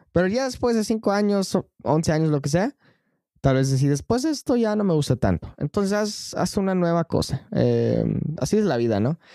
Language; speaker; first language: Spanish; non-native, fluent; English